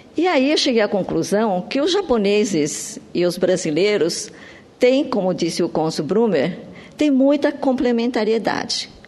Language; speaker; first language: Portuguese; early bilingual, other home language; Japanese